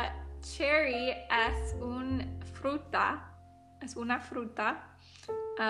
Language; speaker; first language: Spanish; non-native, learner; English